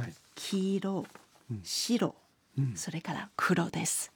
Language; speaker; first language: Japanese; non-native, fluent; Chinese